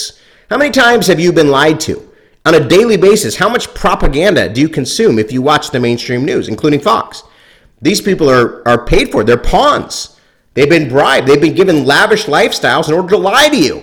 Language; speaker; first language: English; native; English